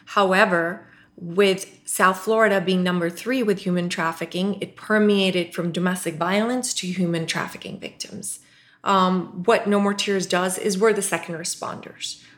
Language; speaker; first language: English; non-native, local second language; Urdu